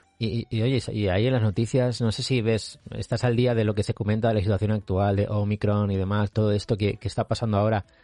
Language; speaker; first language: Spanish; native; Spanish